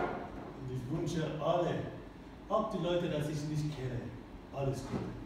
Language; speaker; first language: German; non-native, fluent; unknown